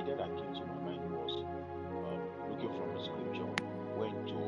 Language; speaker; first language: English; non-native, local second language; Yoruba